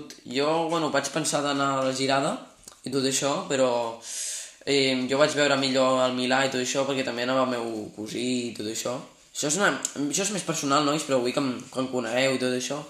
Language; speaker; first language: Catalan; non-native, local second language; Spanish